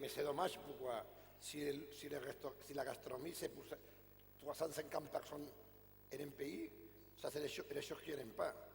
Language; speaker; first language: French; non-native, fluent; Catalan